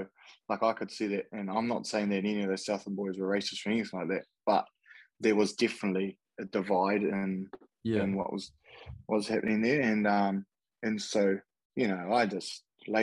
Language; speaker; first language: English; native; English